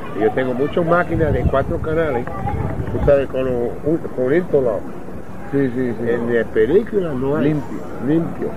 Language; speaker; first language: Spanish; non-native, learner; English